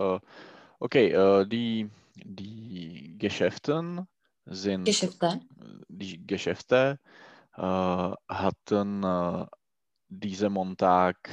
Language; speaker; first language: German; non-native, learner; Czech